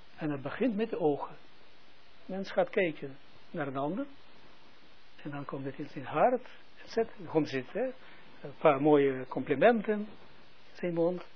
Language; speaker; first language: Dutch; non-native, fluent; Hebrew